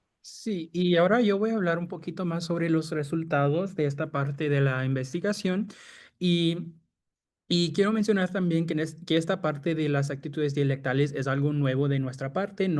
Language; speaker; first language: Spanish; non-native, fluent; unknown